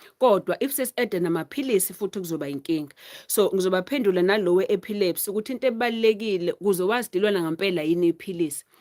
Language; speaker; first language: Zulu; native; Zulu